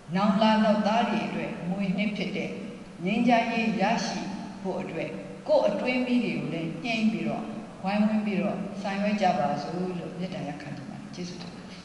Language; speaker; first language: Burmese; native; Burmese